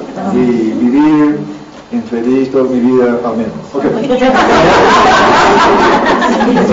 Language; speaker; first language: Spanish; non-native, learner; English